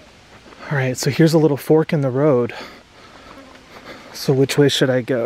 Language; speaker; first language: English; native; English